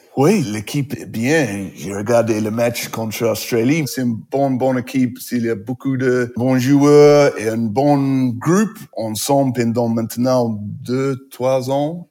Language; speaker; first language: French; non-native, learner; English